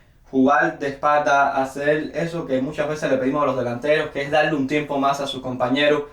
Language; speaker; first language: Spanish; native; Spanish